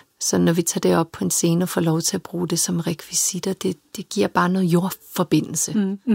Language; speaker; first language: Danish; early bilingual, other home language; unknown